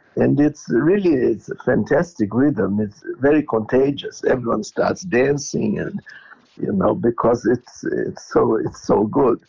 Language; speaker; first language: English; non-native, fluent; Portuguese